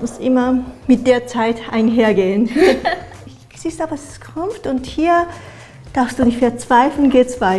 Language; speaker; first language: German; non-native, fluent; Japanese